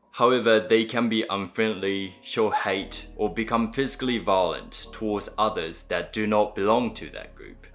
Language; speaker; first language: English; early bilingual, other home language; Japanese